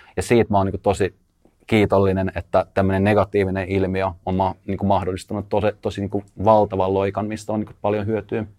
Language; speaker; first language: Finnish; early bilingual, other home language; Russian